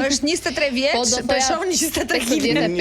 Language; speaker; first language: Albanian; native; Albanian